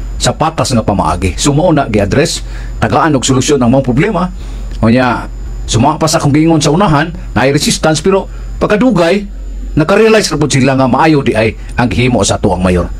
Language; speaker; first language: Cebuano; native; Cebuano